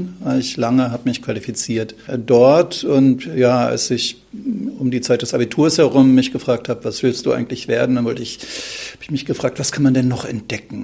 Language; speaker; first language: German; native; German